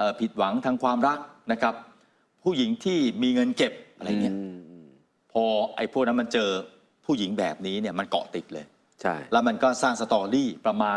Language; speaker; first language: Thai; native; Thai